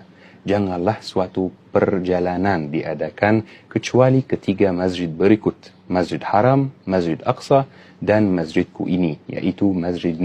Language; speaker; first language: Indonesian; non-native, fluent; Arabic